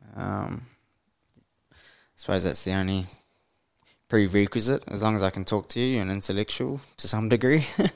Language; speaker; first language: English; native; English